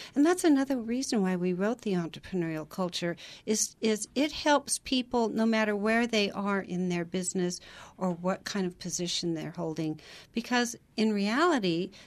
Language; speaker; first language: English; native; English